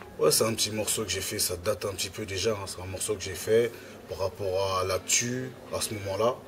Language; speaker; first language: French; early bilingual, other home language; Lingala